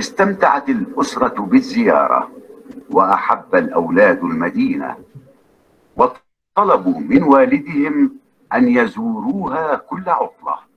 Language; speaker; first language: Arabic; non-native, learner; Indonesian